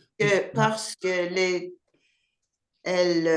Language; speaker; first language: French; non-native, learner; English